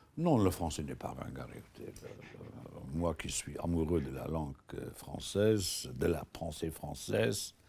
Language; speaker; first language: French; non-native, local second language; Luxembourgish